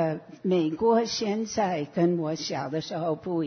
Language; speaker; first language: Chinese; non-native, fluent; English